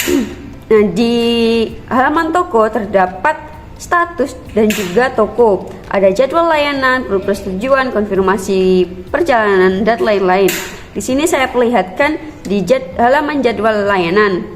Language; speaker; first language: Indonesian; native; Indonesian